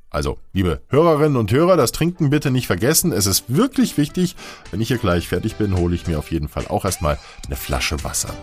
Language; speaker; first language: German; native; German